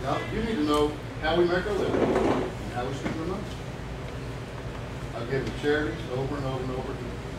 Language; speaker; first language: English; native; English